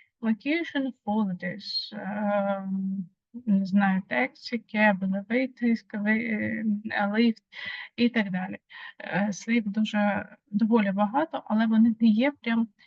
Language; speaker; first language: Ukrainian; native; Ukrainian